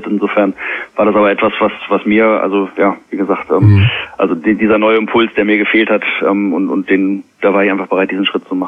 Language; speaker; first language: German; native; German